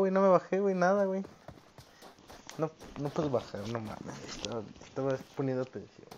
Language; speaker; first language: Spanish; native; Spanish